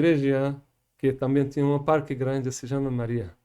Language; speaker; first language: Portuguese; non-native, learner; Persian